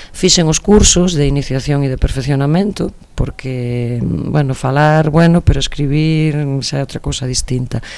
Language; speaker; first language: Galician; non-native, local second language; Spanish